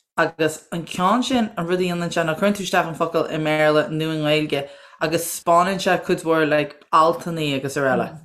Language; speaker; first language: Irish; non-native, local second language; English